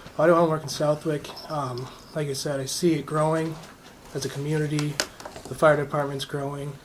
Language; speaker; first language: English; native; English